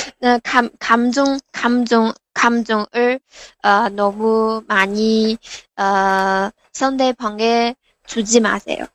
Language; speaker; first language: Korean; non-native, learner; Chinese